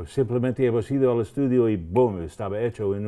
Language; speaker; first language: Spanish; non-native, fluent; English